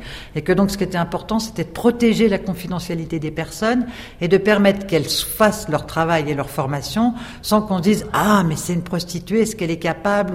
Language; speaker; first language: French; native; French